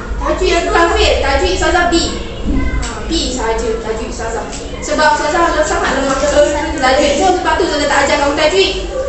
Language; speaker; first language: Malay; native; Malay